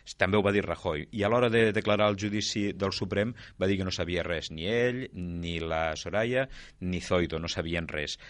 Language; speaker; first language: Catalan; native; Catalan